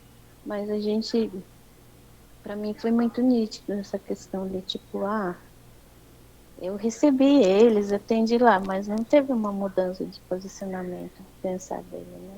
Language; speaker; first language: Portuguese; native; Portuguese